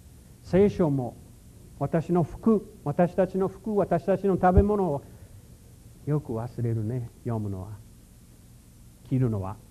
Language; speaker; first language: Japanese; non-native, fluent; English